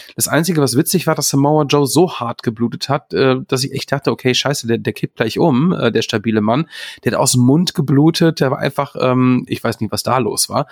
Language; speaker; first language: German; native; German